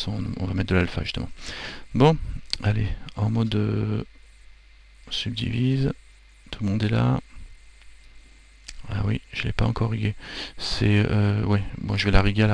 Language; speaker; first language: French; native; French